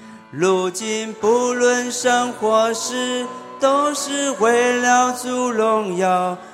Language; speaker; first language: Chinese; native; Chinese